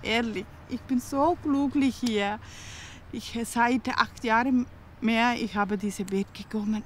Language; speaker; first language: German; non-native, learner; Tamil